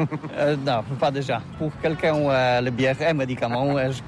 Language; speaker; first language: French; non-native, learner; Polish